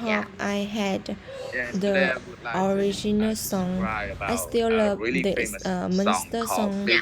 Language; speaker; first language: English; non-native, learner; Vietnamese